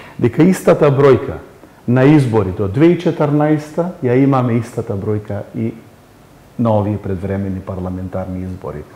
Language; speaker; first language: Macedonian; native; Macedonian